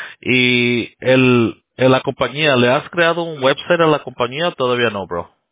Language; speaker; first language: Spanish; early bilingual, heritage; Spanish